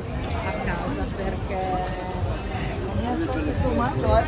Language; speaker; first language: Italian; non-native, local second language; Filipino